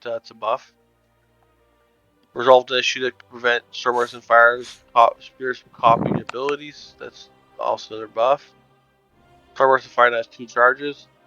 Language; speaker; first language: English; native; English